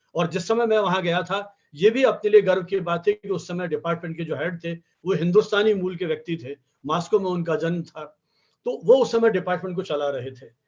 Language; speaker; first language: Hindi; native; Hindi